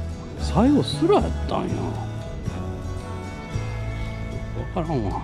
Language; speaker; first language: Japanese; native; Japanese